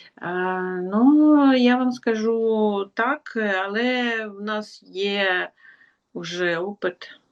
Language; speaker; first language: Ukrainian; non-native, local second language; Russian